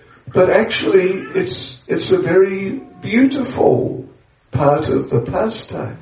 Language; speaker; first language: English; native; English